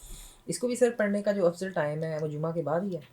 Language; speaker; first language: Urdu; native; Urdu